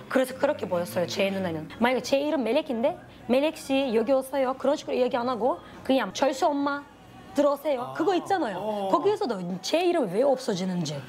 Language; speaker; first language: Korean; non-native, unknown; Turkish